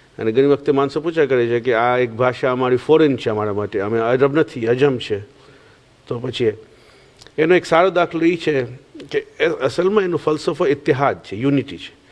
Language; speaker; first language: Gujarati; early bilingual, heritage; Gujarati